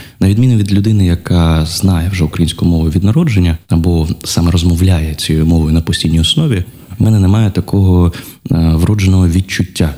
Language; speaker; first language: Ukrainian; non-native, local second language; Russian